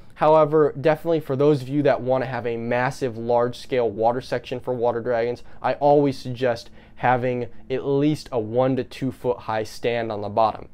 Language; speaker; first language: English; native; English